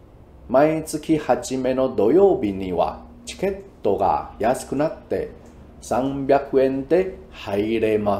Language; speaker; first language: Japanese; non-native, fluent; Chinese